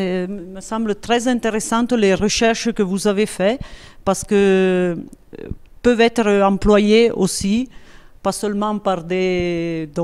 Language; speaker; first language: French; non-native, local second language; Italian